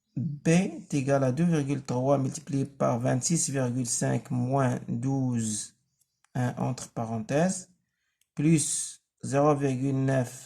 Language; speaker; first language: French; non-native, local second language; Arabic